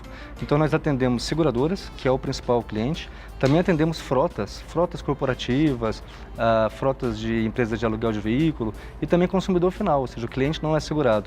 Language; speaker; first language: Portuguese; native; Portuguese